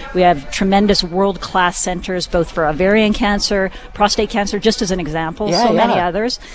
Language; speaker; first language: English; native; English